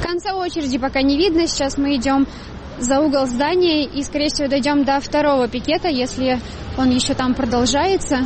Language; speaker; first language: Russian; native; Russian